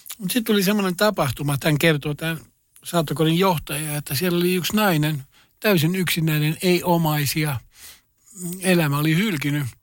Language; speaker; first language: Finnish; non-native, local second language; Swedish